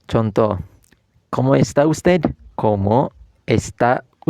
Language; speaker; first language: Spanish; non-native, fluent; Indonesian